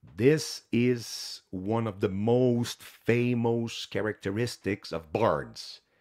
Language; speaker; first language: English; non-native, fluent; Portuguese